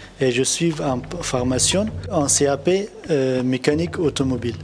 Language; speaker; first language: French; non-native, learner; Persian